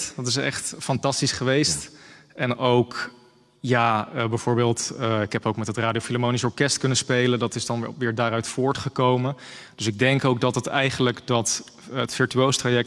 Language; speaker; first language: Dutch; native; Dutch